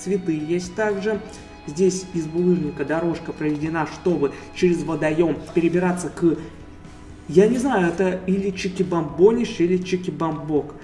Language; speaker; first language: Russian; native; Russian